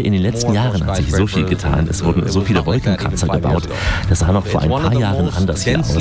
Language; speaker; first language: German; native; German